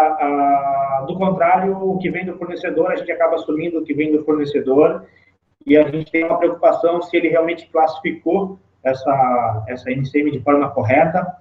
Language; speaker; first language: Portuguese; native; Portuguese